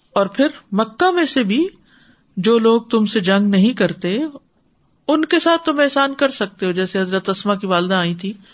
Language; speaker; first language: Urdu; native; Urdu